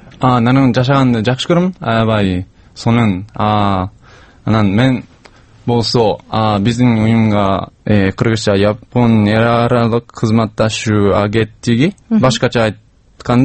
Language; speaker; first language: Kyrgyz; non-native, learner; Japanese